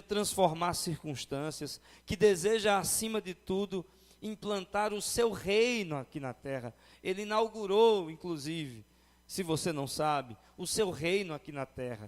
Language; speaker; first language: Portuguese; native; Portuguese